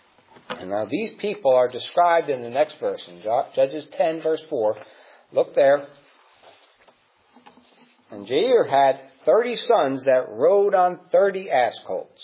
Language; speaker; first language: English; native; English